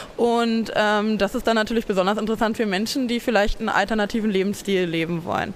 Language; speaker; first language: German; native; German